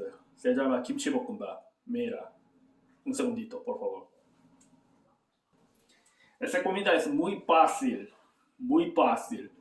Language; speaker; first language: Spanish; non-native, learner; Korean